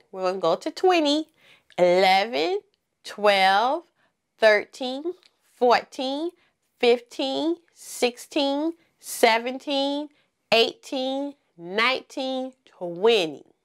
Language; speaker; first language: English; native; English